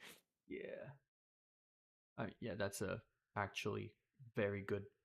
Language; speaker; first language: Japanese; non-native, learner; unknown